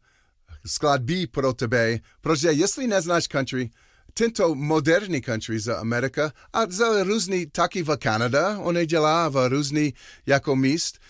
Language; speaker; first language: Czech; non-native, learner; English